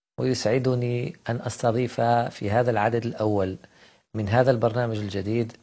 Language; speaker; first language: Arabic; native; Arabic